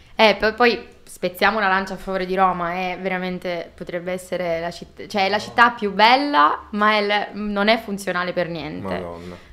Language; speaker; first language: Italian; native; Italian